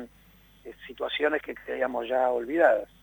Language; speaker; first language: Spanish; native; Spanish